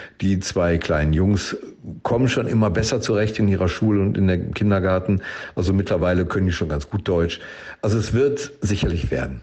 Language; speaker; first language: German; native; German